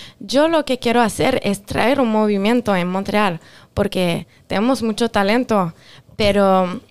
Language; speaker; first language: Spanish; non-native, local second language; French